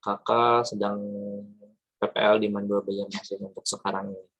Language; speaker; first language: Indonesian; native; Indonesian